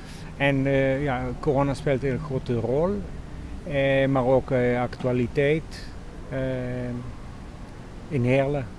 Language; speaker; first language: Dutch; non-native, learner; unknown